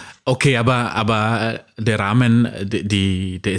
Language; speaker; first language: German; non-native, fluent; Indonesian